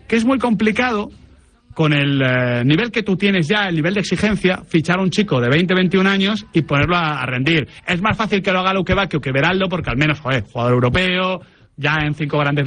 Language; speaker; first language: Spanish; native; Spanish